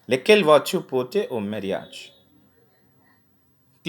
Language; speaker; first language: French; non-native, fluent; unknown